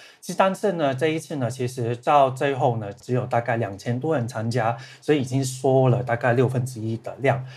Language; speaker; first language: Chinese; non-native, local second language; Cantonese